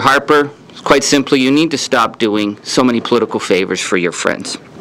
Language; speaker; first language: English; native; English